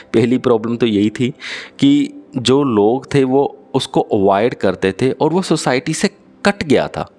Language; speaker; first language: Hindi; native; Hindi